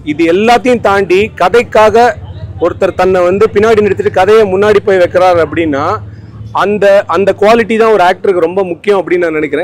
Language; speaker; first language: Tamil; native; Tamil